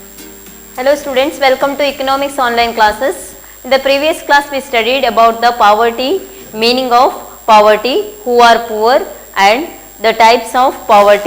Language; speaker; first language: English; non-native, local second language; Kannada